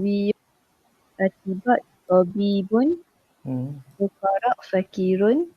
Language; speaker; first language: Arabic; non-native, learner; Malay